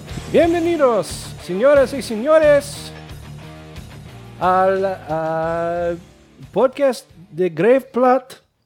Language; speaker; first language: Spanish; non-native, learner; English